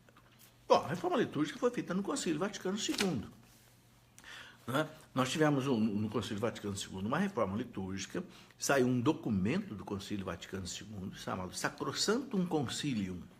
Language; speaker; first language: Portuguese; native; Portuguese